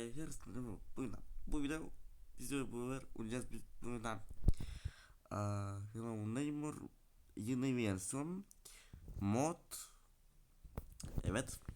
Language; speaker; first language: Turkish; non-native, learner; Russian